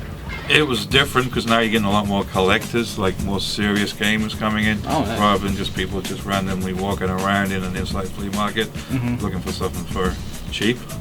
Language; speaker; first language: English; non-native, fluent; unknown